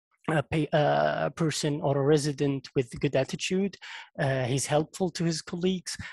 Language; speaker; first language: English; non-native, fluent; Arabic